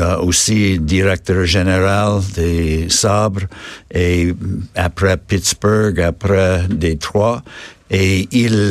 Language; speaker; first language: French; non-native, learner; English